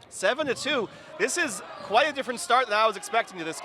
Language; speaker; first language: English; native; English